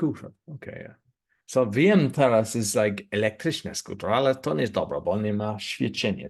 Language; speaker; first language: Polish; non-native, learner; English